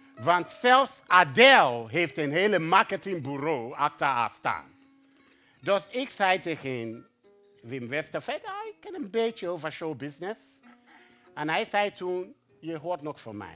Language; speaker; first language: Dutch; non-native, fluent; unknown